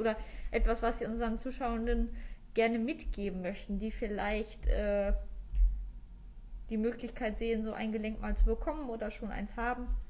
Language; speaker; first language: German; native; German